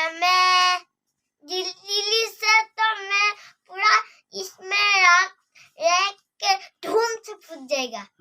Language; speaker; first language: Hindi; non-native, local second language; Assamese